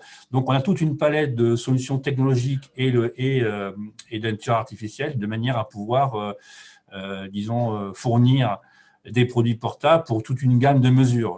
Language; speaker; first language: French; native; French